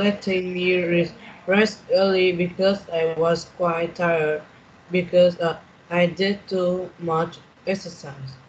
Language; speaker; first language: English; non-native, learner; Vietnamese